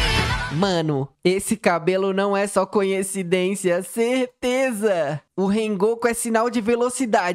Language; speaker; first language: Portuguese; native; Portuguese